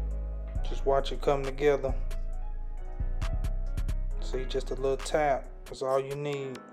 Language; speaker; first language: English; native; English